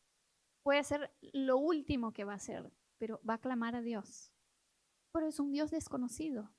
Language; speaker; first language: Spanish; native; Spanish